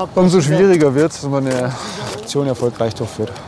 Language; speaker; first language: German; native; German